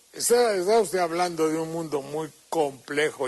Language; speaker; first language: Spanish; native; Spanish